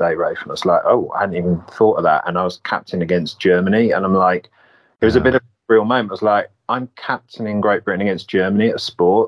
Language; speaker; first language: English; native; English